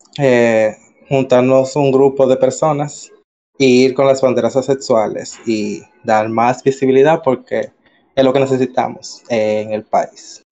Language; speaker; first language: Spanish; native; Spanish